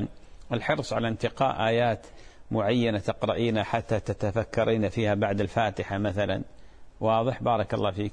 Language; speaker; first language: Arabic; native; Arabic